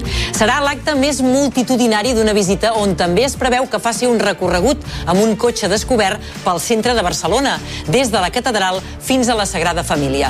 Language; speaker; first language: Catalan; native; Catalan